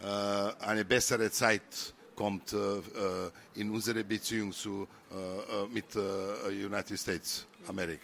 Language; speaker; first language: German; non-native, learner; Serbian